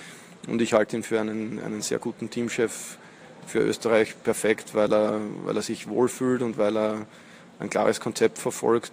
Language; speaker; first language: German; native; German